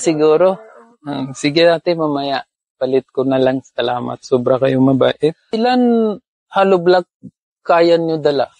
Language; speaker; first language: Filipino; non-native, learner; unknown